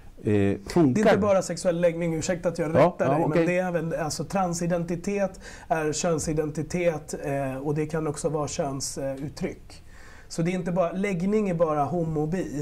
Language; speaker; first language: Swedish; early bilingual, other home language; Spanish